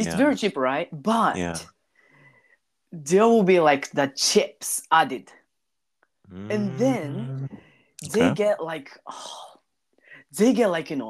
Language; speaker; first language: English; non-native, learner; Japanese